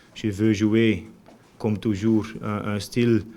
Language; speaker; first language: French; non-native, learner; Dutch